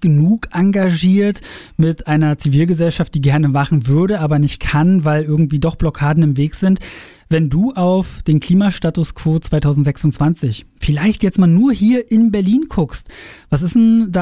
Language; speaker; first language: German; native; German